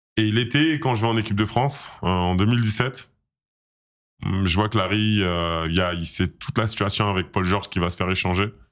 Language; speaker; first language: French; native; French